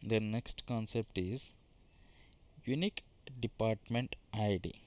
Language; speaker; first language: English; non-native, local second language; Telugu